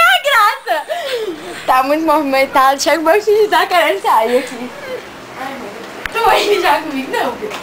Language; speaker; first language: Portuguese; native; Portuguese